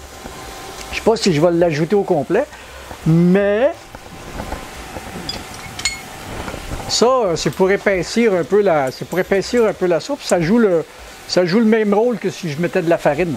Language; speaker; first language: French; native; French